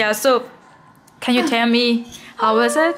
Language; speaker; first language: English; non-native, learner; Korean